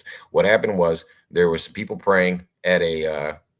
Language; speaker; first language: English; native; English